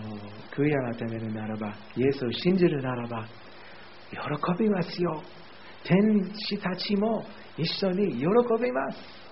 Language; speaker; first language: Japanese; non-native, fluent; English